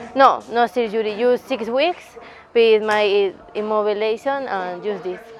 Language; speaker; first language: English; non-native, learner; Spanish